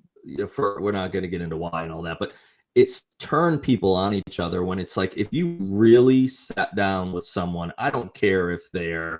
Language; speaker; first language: English; native; English